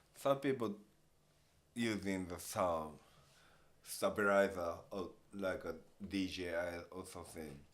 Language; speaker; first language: English; non-native, learner; Japanese